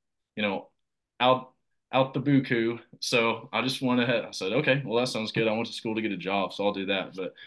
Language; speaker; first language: English; native; English